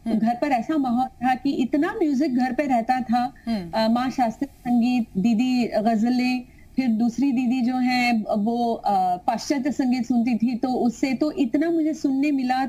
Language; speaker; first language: Hindi; non-native, local second language; Tamil